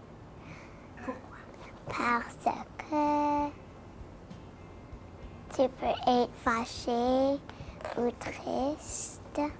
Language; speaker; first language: French; non-native, local second language; English